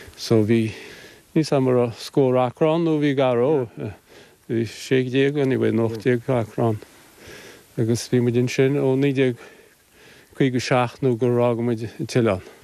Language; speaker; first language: Irish; native; Irish